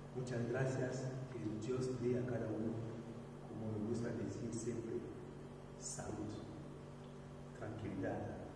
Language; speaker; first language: Spanish; non-native, learner; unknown